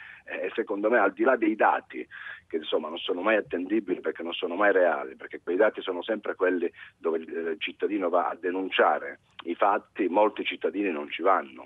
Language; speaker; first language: Italian; native; Italian